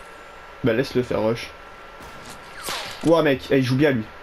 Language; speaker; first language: French; native; French